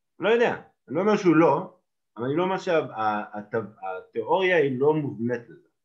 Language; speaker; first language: Hebrew; native; Hebrew